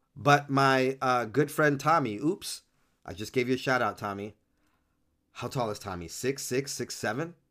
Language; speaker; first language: English; early bilingual, other home language; Spanish